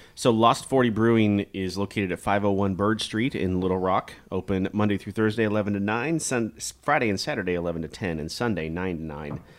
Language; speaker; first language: English; native; English